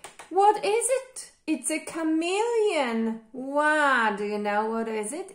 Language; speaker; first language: English; non-native, fluent; Polish